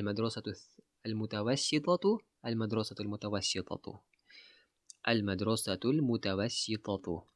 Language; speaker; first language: Arabic; non-native, fluent; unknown